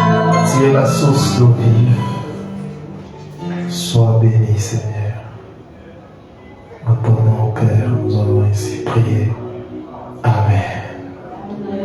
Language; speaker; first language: French; non-native, local second language; Lingala